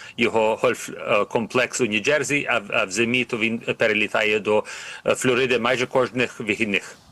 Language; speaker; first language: Ukrainian; early bilingual, heritage; Ukrainian